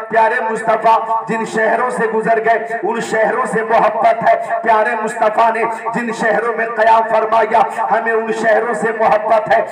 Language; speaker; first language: Urdu; native; Urdu